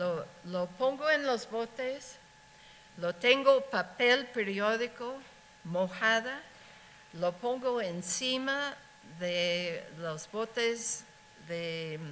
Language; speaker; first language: Spanish; non-native, fluent; English